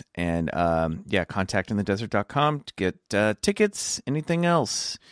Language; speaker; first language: English; native; English